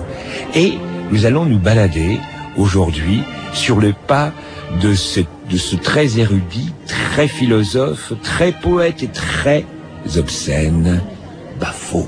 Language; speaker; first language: French; native; French